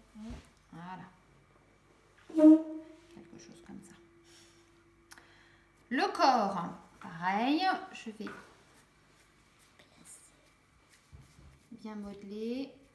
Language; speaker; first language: French; native; French